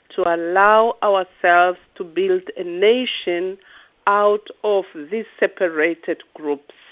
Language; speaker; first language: English; non-native, local second language; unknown